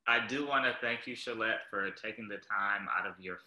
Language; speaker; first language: English; native; English